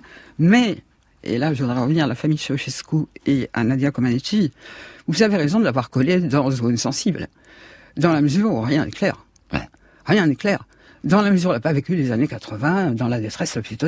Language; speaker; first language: French; native; French